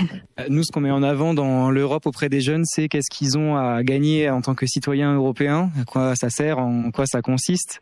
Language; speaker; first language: French; native; French